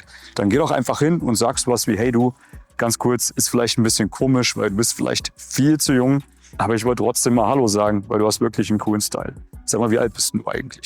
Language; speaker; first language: German; native; German